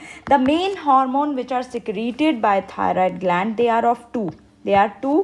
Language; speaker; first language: English; non-native, local second language; Hindi